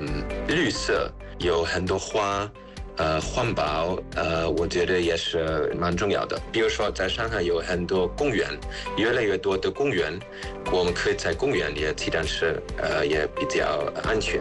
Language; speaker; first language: Chinese; non-native, fluent; German